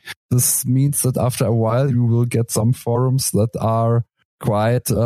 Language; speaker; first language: English; non-native, fluent; German